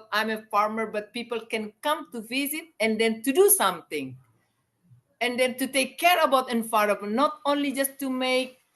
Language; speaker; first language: English; non-native, learner; Indonesian